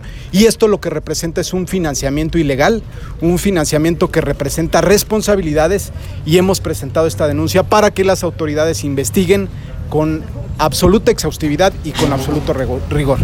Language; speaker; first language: Spanish; native; Spanish